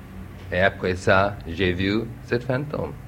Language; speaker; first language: French; non-native, learner; English